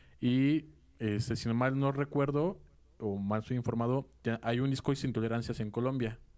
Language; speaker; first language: Spanish; native; Spanish